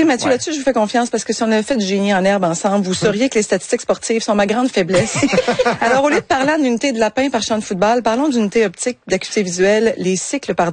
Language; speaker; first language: French; native; French